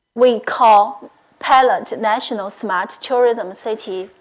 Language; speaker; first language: English; non-native, learner; Chinese